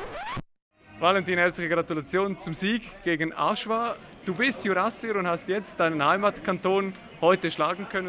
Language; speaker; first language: German; native; German